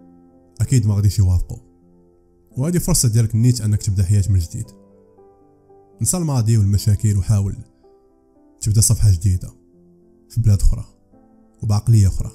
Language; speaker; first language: Arabic; native; Arabic